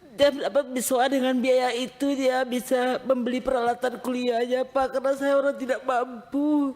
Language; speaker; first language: Indonesian; non-native, local second language; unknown